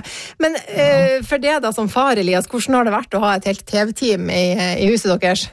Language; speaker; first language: Norwegian; native; Norwegian